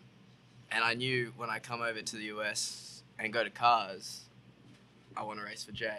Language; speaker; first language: English; native; English